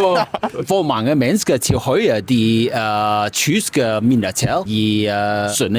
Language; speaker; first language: Danish; non-native, learner; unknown